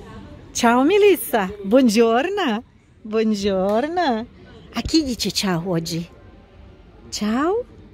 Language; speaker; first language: Italian; non-native, learner; Russian